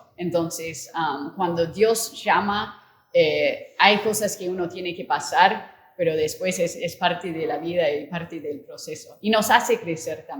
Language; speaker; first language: Spanish; non-native, fluent; English